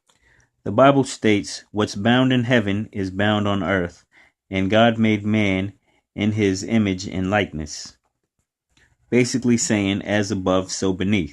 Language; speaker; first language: English; native; English